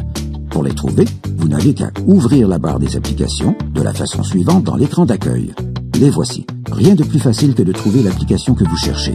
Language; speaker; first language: French; native; French